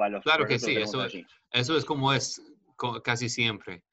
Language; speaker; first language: Spanish; non-native, fluent; English